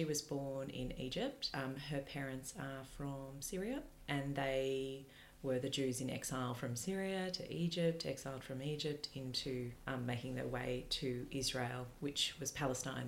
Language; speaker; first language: English; native; English